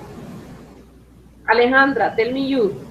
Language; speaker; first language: English; non-native, fluent; Spanish